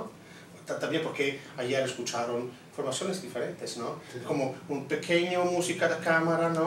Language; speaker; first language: Spanish; non-native, fluent; Italian